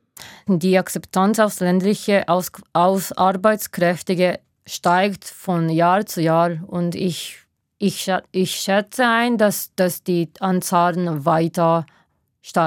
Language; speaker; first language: German; non-native, fluent; Japanese